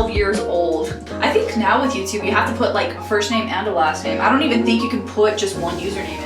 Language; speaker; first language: English; native; English